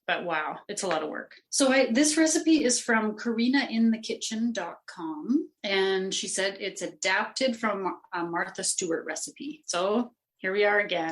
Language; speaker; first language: English; native; English